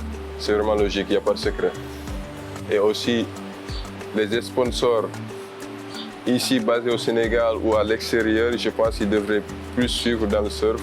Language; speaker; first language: French; non-native, local second language; Wolof